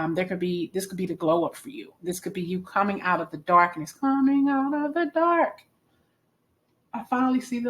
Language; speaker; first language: English; native; English